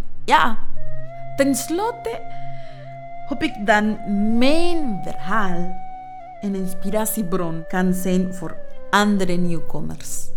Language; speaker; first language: Dutch; non-native, fluent; Spanish